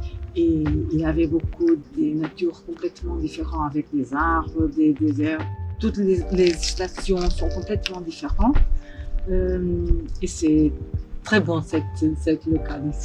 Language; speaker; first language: French; non-native, learner; Portuguese